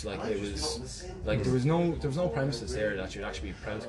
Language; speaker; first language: English; native; English